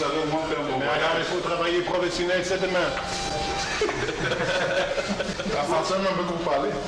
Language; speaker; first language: French; non-native, learner; German